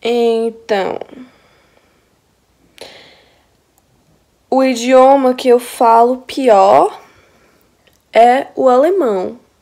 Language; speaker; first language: Portuguese; non-native, fluent; English